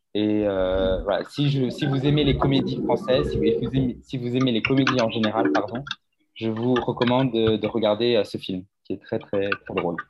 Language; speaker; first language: French; native; French